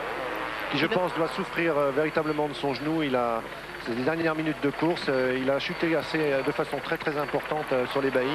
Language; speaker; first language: French; native; French